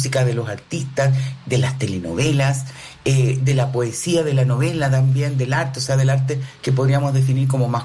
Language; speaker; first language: Spanish; native; Spanish